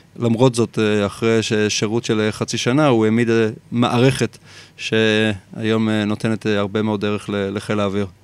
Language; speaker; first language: Hebrew; native; Hebrew